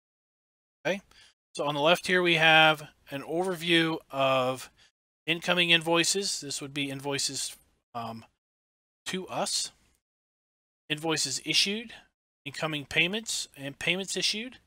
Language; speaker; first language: English; native; English